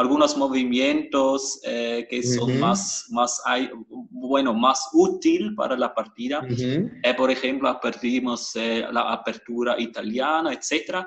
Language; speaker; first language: Spanish; non-native, fluent; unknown